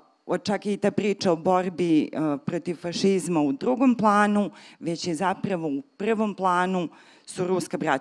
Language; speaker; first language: Serbian; native; Serbian